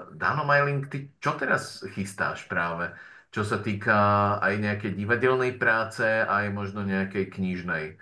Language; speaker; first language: Slovak; native; Slovak